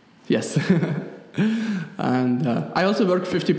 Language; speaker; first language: English; non-native, fluent; German